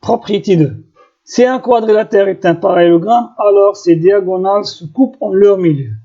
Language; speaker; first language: French; non-native, local second language; Arabic